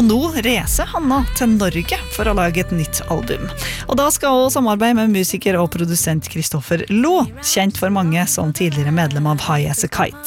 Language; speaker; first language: Norwegian; native; Norwegian